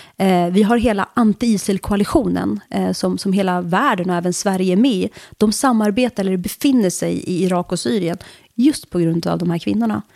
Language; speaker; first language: Swedish; early bilingual, other home language; Kurdish